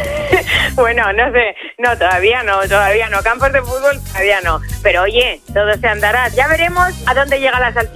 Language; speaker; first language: Spanish; native; Spanish